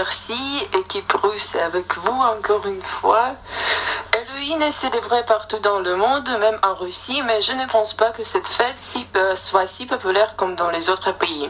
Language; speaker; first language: French; non-native, fluent; Russian